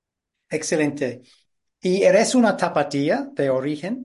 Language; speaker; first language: Spanish; non-native, fluent; English